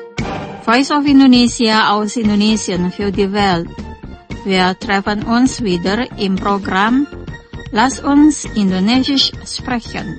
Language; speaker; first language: German; non-native, fluent; Indonesian